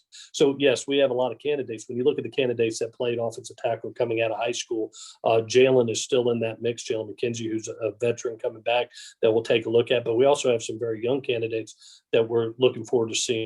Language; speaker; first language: English; native; English